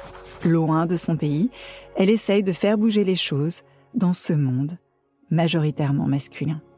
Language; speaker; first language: French; native; French